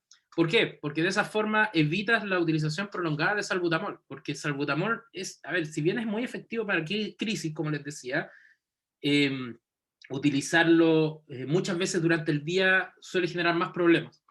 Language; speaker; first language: Spanish; native; Spanish